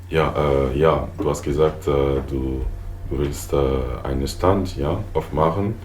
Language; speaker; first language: German; non-native, learner; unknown